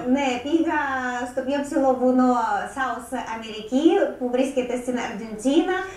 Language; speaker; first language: Greek; non-native, learner; Russian